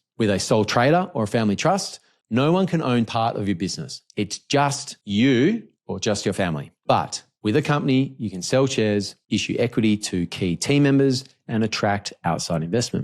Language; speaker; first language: English; native; English